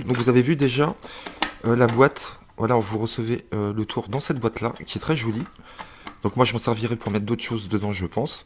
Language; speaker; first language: French; native; French